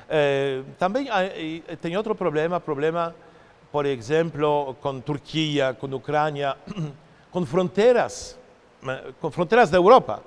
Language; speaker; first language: Portuguese; non-native, fluent; Polish